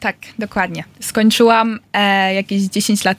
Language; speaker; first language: Polish; early bilingual, heritage; Polish